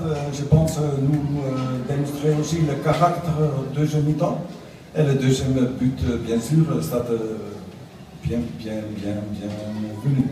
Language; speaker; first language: French; non-native, learner; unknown